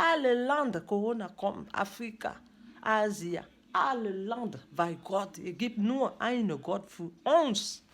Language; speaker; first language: German; non-native, learner; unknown